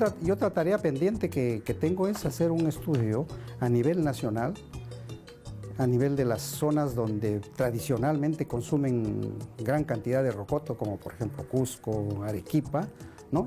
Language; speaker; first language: Spanish; native; Spanish